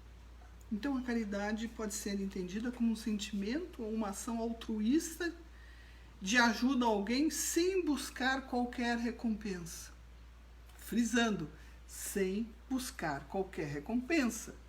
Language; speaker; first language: Portuguese; native; Portuguese